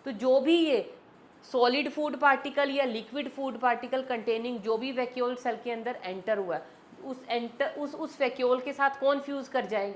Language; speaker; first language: Hindi; native; Hindi